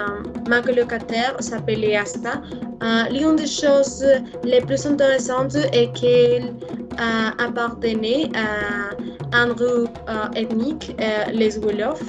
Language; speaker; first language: French; non-native, learner; Spanish